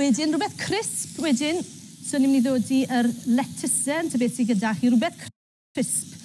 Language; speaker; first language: Welsh; native; Welsh